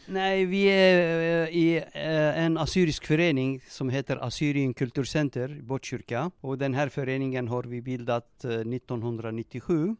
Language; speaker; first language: Swedish; non-native, fluent; Turoyo